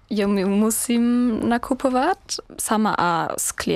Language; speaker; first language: Czech; non-native, learner; German